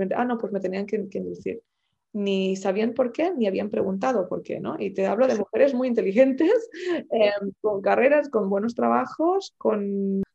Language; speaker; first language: Spanish; native; Spanish